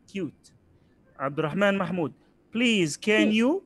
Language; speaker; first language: English; non-native, fluent; Arabic